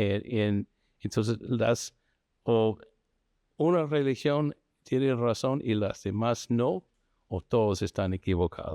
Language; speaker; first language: Spanish; non-native, fluent; English